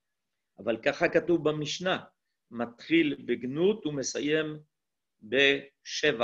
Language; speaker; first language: Hebrew; non-native, fluent; French